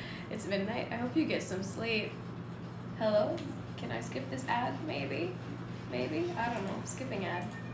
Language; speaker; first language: English; early bilingual, other home language; Korean